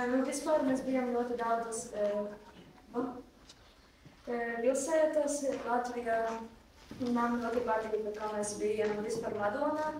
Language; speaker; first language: Latvian; non-native, local second language; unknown